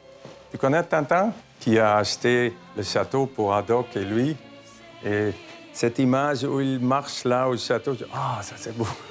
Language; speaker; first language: French; non-native, fluent; Dutch